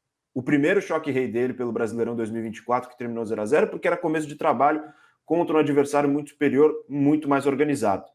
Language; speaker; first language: Portuguese; native; Portuguese